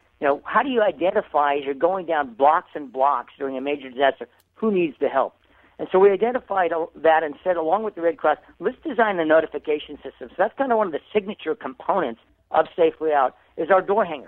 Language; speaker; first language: English; native; English